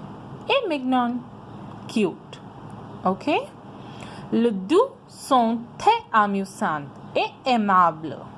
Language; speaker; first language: French; non-native, fluent; Hindi